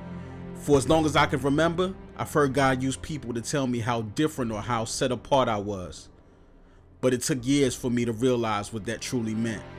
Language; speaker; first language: English; native; English